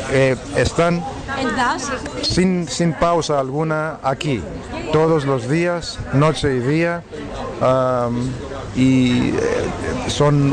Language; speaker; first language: Spanish; non-native, fluent; Greek